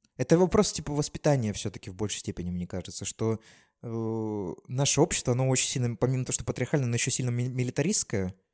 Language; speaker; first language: Russian; native; Russian